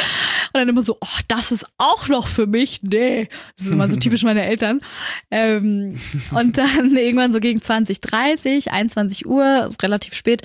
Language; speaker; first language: German; native; German